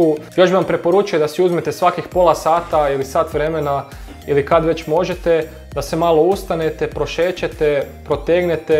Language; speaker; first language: Croatian; native; Croatian